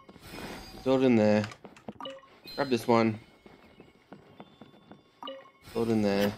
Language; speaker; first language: English; native; English